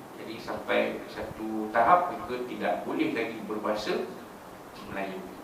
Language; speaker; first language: Malay; native; Malay